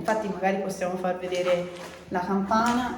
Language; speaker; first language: Italian; native; Italian